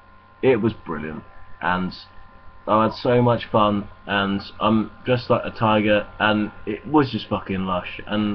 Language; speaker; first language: English; native; English